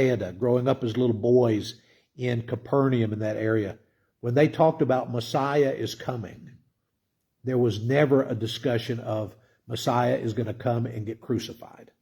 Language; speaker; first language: English; native; English